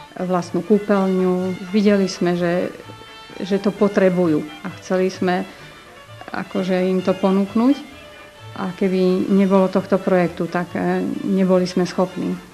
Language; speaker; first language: Slovak; native; Slovak